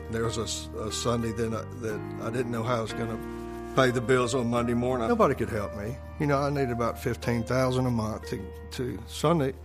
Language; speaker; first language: English; native; English